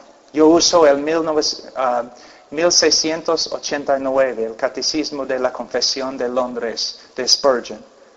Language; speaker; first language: Spanish; non-native, fluent; English